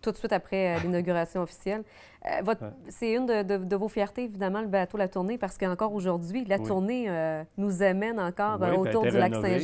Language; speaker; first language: French; native; French